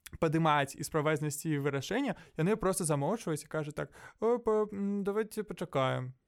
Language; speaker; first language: Belarusian; non-native, local second language; Russian